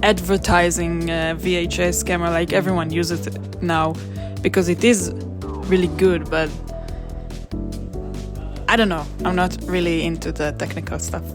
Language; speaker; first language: English; non-native, fluent; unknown